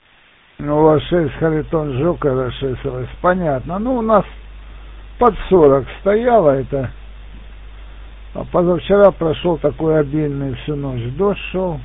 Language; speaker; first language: Russian; native; Russian